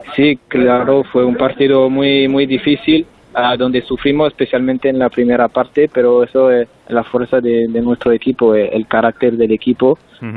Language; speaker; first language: Spanish; non-native, fluent; French